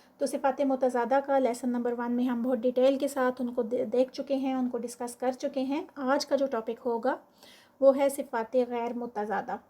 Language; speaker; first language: Urdu; native; Urdu